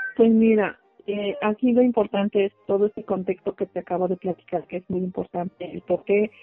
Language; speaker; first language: Spanish; non-native, local second language; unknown